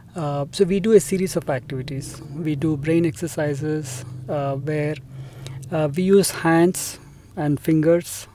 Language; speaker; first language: English; non-native, local second language; Telugu